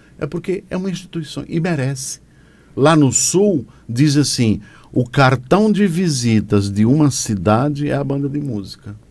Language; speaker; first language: Portuguese; native; Portuguese